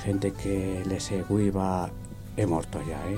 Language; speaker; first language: Italian; non-native, learner; Spanish